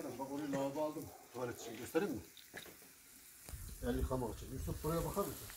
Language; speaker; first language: Turkish; native; Turkish